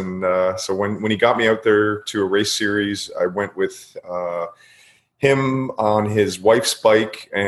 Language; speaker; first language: English; native; English